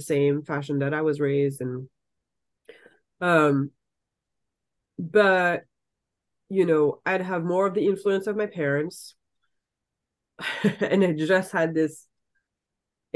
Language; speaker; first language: English; non-native, fluent; French